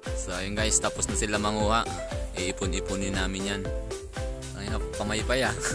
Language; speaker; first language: Filipino; non-native, local second language; Bikol